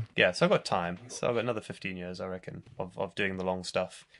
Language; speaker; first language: English; native; English